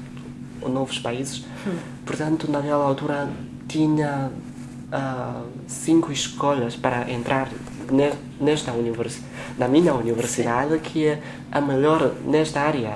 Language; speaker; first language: Portuguese; non-native, fluent; Chinese